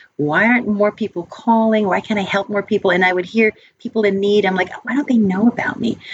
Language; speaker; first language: English; native; English